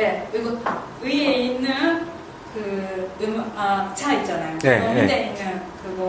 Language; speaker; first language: Korean; non-native, fluent; Japanese